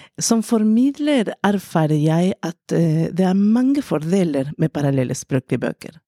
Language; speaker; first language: Norwegian; non-native, fluent; Spanish